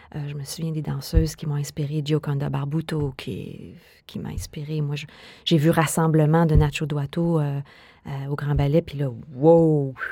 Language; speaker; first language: French; native; French